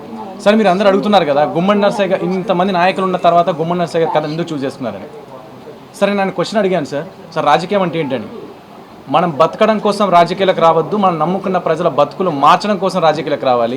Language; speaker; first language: Telugu; native; Telugu